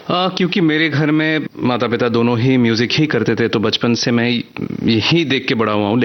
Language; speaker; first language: Hindi; non-native, local second language; Bangla